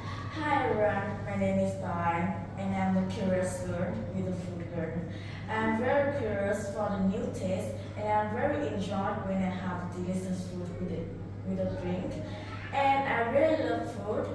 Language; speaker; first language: English; non-native, learner; Vietnamese